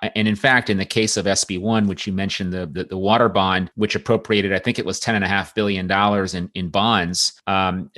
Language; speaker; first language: English; native; English